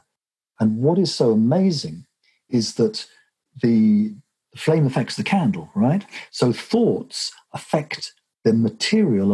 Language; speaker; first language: English; native; English